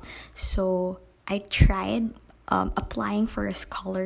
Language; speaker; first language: English; non-native, local second language; Kinaray-a